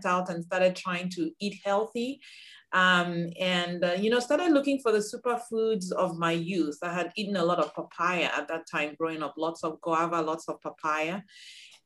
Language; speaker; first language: English; non-native, local second language; Igbo